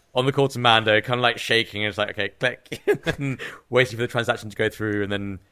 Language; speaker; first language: English; native; English